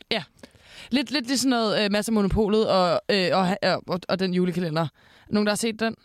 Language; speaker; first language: Danish; native; Danish